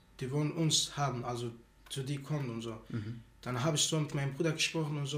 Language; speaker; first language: German; non-native, learner; Arabic